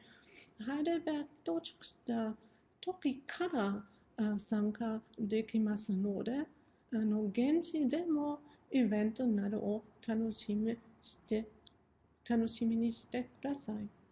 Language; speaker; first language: Japanese; non-native, fluent; German